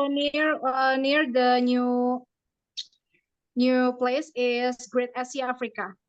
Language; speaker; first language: English; non-native, learner; Indonesian